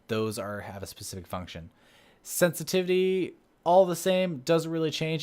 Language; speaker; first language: English; native; English